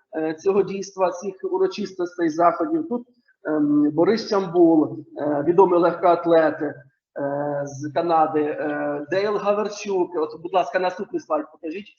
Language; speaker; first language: Ukrainian; native; Ukrainian